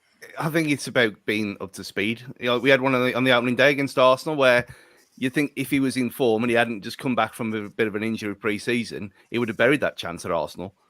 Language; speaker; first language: English; native; English